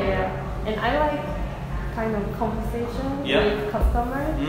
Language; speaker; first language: English; non-native, learner; Korean